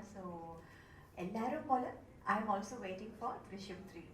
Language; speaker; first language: Malayalam; non-native, local second language; Tamil